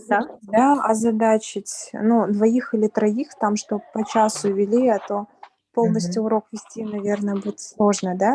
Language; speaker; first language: Russian; native; Russian